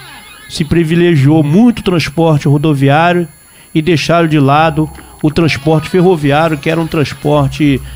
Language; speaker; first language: Portuguese; native; Portuguese